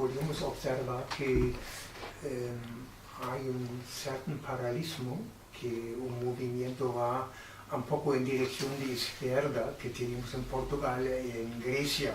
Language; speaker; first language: Spanish; non-native, fluent; German